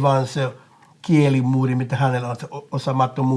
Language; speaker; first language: Finnish; non-native, fluent; English